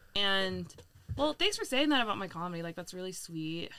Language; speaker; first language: English; native; English